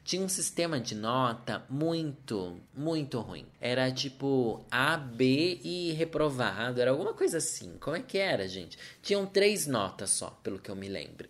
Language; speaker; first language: Portuguese; native; Portuguese